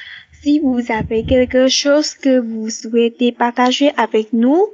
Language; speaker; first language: French; non-native, learner; Chinese